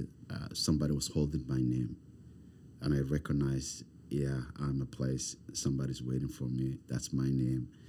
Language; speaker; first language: English; non-native, fluent; Somali